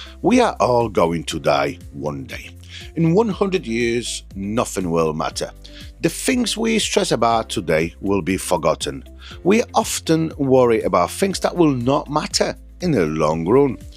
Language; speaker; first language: English; non-native, fluent; Polish